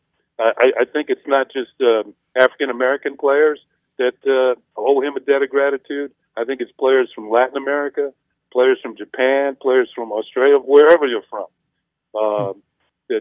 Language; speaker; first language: English; native; English